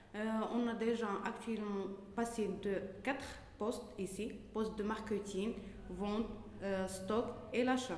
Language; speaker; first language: French; non-native, local second language; Arabic